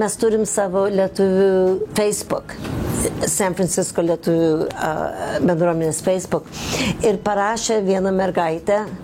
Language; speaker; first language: Lithuanian; early bilingual, heritage; Lithuanian